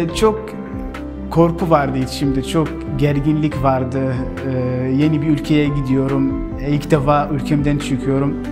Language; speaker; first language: Turkish; non-native, fluent; Arabic